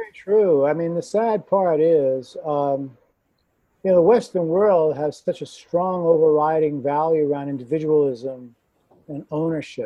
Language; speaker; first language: English; native; English